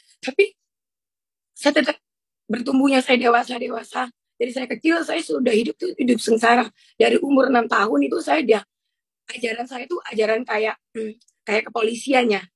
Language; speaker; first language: Indonesian; native; Indonesian